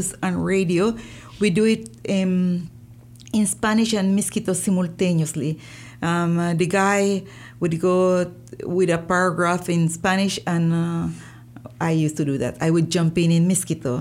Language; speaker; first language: English; non-native, fluent; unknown